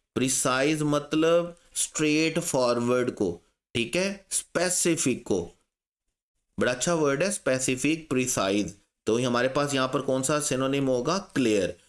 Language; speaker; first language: Urdu; non-native, local second language; Punjabi